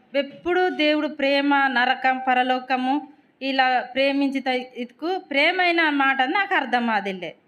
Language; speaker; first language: Telugu; non-native, local second language; Koya